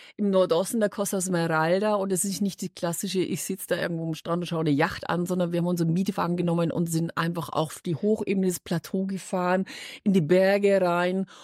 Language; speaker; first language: German; native; German